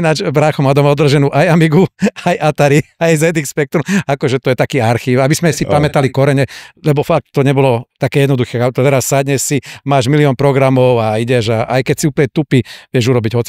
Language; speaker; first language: Slovak; native; Slovak